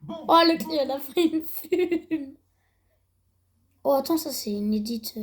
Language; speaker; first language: French; native; French